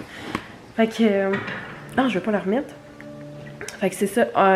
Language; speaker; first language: French; native; French